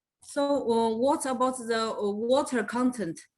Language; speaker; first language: English; non-native, fluent; Chinese